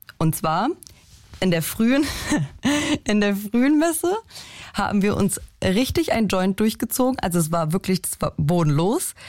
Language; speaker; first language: German; early bilingual, other home language; Polish